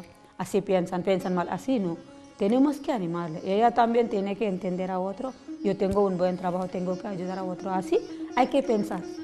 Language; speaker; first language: Spanish; non-native, learner; Telugu